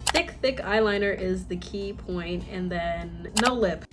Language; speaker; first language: English; native; English